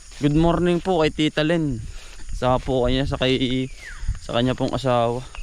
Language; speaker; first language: Filipino; native; Filipino